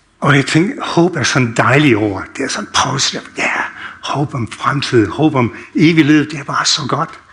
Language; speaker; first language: Danish; non-native, fluent; English